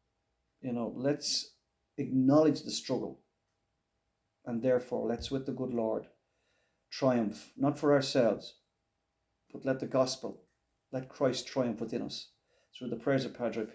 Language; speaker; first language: English; native; English